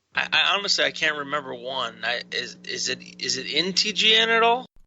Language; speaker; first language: English; native; English